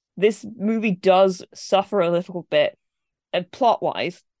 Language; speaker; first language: English; native; English